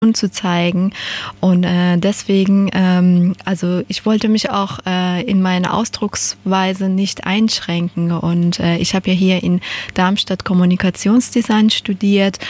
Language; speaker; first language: German; non-native, fluent; Persian